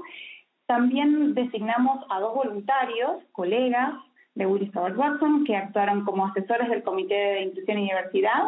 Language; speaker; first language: Spanish; native; Spanish